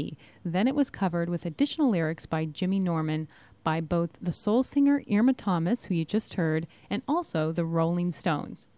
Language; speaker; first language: English; native; English